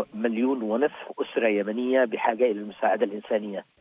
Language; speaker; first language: Arabic; native; Arabic